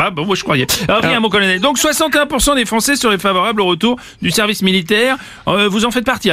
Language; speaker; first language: French; native; French